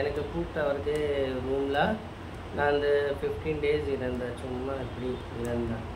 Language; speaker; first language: Tamil; non-native, fluent; Hindi